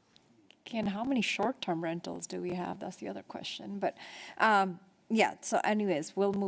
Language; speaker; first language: English; native; English